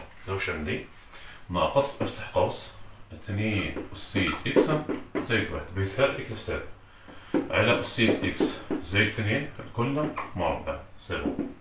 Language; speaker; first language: Arabic; native; Arabic